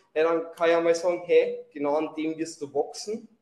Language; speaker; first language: German; native; German